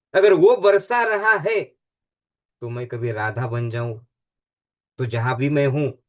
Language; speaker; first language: Hindi; non-native, local second language; Marathi